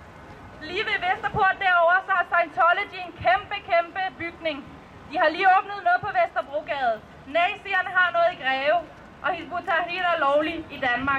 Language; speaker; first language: Danish; early bilingual, other home language; Persian